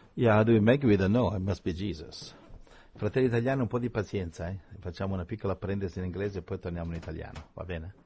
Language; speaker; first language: English; non-native, fluent; Italian